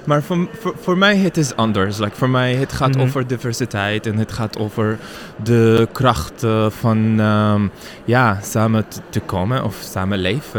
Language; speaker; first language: Dutch; non-native, learner; Arabic